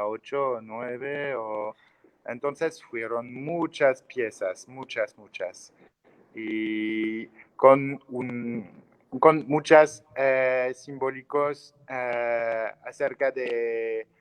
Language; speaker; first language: Spanish; non-native, learner; French